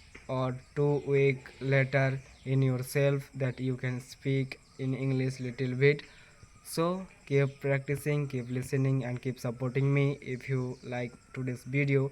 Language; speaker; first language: English; non-native, learner; Bangla